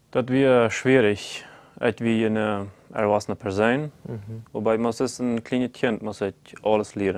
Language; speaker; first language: German; non-native, local second language; Plautdietsch